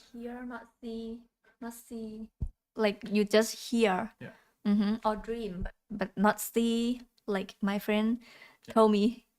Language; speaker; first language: English; non-native, learner; Thai